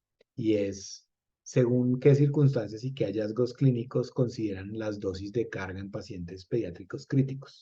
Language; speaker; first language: Spanish; native; Spanish